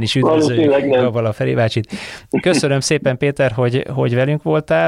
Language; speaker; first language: Hungarian; native; Hungarian